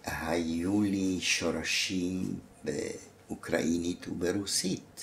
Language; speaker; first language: Hebrew; non-native, fluent; German